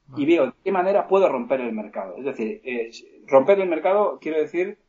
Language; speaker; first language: Spanish; native; Spanish